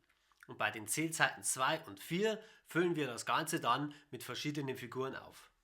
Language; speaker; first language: German; native; German